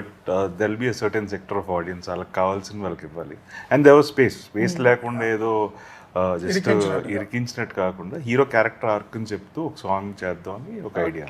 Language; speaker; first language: Telugu; native; Telugu